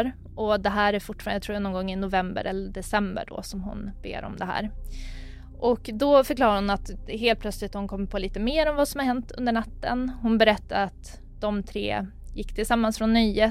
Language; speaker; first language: Swedish; native; Swedish